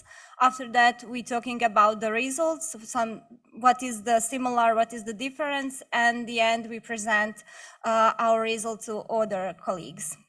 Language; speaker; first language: English; non-native, learner; Bosnian